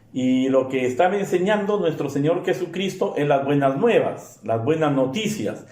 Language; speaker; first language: Spanish; native; Spanish